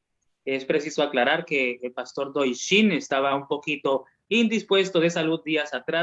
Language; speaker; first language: Spanish; native; Spanish